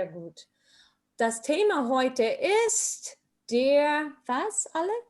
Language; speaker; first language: German; non-native, fluent; English